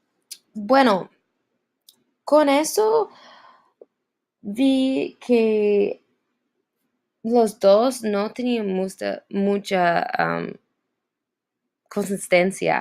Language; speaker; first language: Spanish; non-native, learner; English